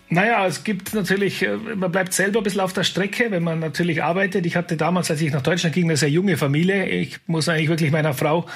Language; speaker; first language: German; native; German